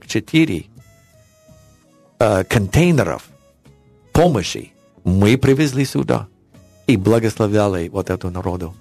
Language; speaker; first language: Russian; non-native, learner; English